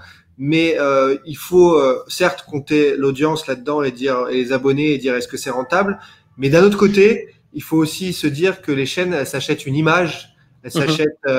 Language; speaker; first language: French; native; French